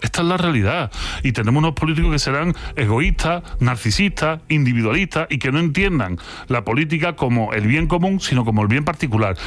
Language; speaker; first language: Spanish; native; Spanish